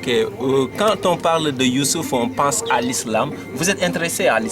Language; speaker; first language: French; non-native, local second language; Wolof